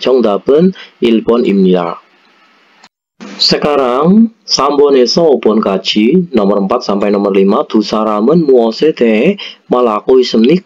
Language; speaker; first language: Korean; non-native, fluent; Indonesian